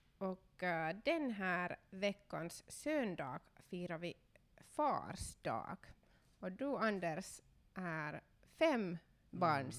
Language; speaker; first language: Swedish; non-native, local second language; Finnish